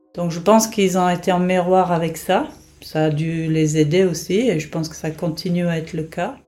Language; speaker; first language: French; non-native, fluent; English